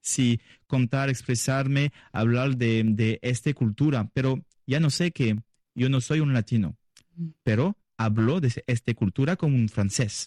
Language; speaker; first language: Spanish; non-native, learner; French